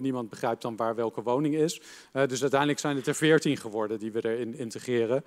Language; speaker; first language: Dutch; native; Dutch